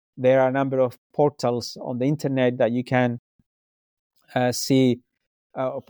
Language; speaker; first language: English; non-native, fluent; Spanish